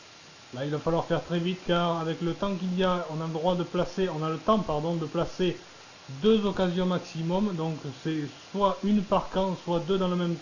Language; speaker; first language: French; native; French